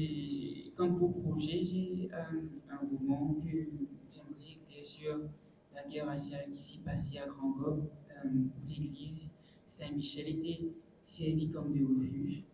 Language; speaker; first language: French; non-native, local second language; Morisyen